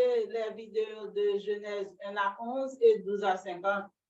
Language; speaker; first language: French; non-native, local second language; Haitian Creole